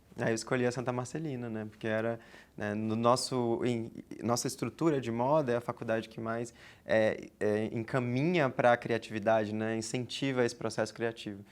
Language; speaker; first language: Portuguese; native; Portuguese